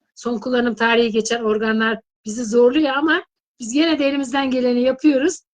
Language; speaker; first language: Turkish; native; Turkish